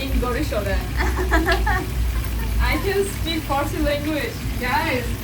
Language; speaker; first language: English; non-native, learner; Uzbek